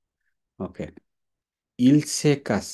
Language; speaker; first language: French; non-native, fluent; Bangla